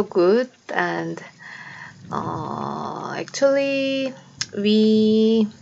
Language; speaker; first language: English; non-native, learner; Korean